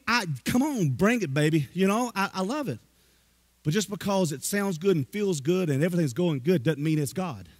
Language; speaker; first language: English; native; English